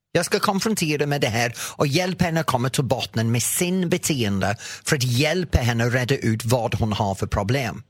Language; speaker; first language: Swedish; non-native, fluent; English